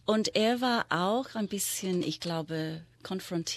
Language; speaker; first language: German; non-native, fluent; English